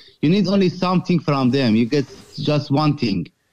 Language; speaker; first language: English; non-native, fluent; Persian